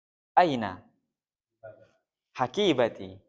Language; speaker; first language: Arabic; non-native, learner; Indonesian